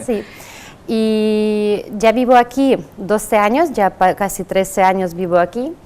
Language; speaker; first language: Spanish; non-native, fluent; Russian